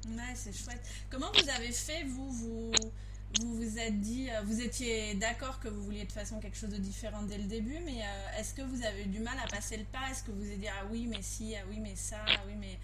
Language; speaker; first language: French; native; French